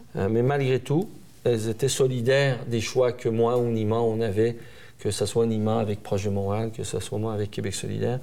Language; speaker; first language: French; early bilingual, other home language; Persian